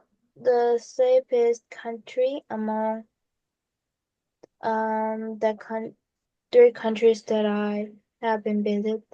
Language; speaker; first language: English; non-native, learner; Korean